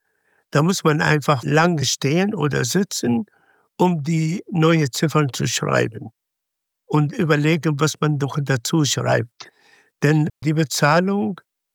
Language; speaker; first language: German; non-native, fluent; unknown